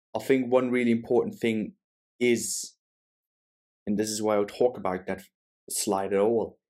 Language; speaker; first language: English; non-native, fluent; German